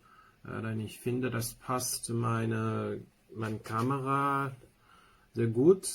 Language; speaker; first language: German; non-native, learner; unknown